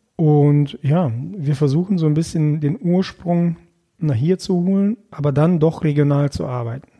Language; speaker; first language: German; early bilingual, other home language; Russian